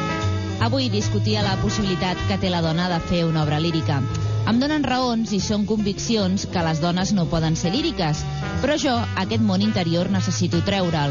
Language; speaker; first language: Catalan; native; Catalan